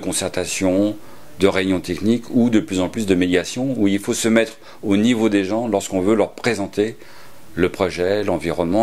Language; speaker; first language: French; native; French